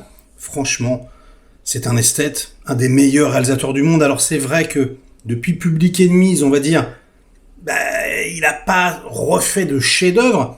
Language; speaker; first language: French; native; French